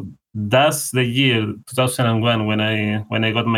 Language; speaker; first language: English; non-native, fluent; Spanish